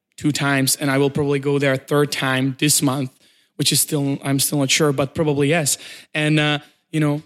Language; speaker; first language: English; non-native, fluent; Czech